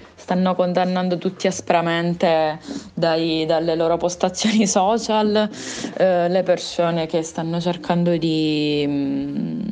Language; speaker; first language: Italian; native; Italian